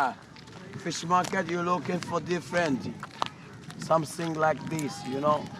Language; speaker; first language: English; non-native, learner; Swahili